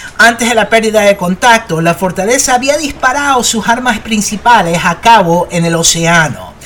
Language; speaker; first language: Spanish; early bilingual, heritage; Spanish